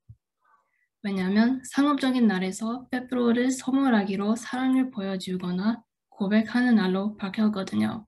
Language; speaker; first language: Korean; non-native, fluent; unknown